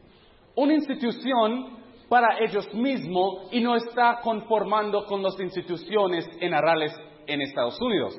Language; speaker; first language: Spanish; non-native, fluent; English